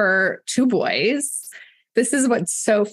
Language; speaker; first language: English; native; English